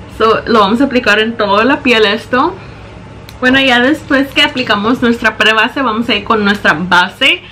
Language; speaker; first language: Spanish; early bilingual, heritage; Spanish